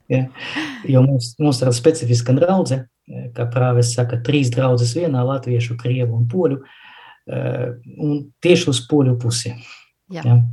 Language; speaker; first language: Latvian; non-native, local second language; Russian